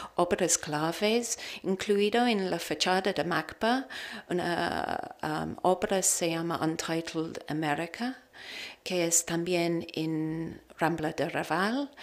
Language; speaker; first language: Spanish; non-native, learner; English